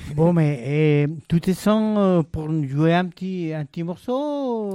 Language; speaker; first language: French; non-native, fluent; Spanish